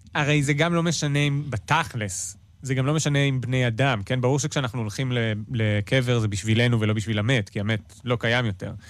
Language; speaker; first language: Hebrew; native; Hebrew